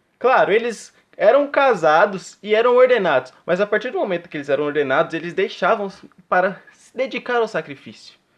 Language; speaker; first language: Portuguese; native; Portuguese